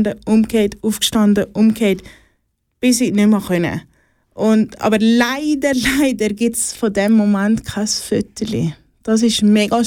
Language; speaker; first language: German; native; German